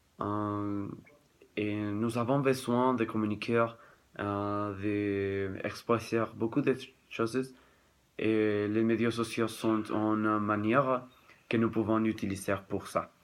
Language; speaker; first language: French; non-native, learner; Spanish